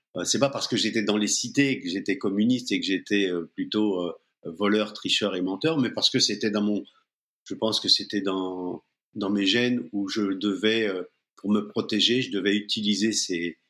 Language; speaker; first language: French; native; French